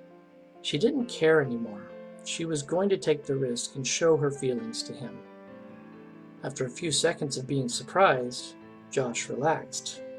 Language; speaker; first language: English; native; English